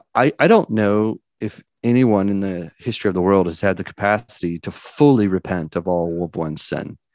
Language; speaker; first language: English; native; English